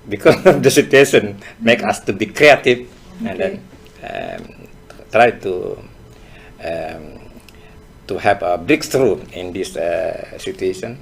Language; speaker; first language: English; non-native, fluent; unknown